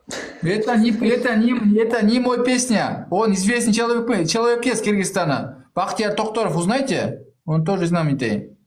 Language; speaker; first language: Russian; non-native, learner; Kyrgyz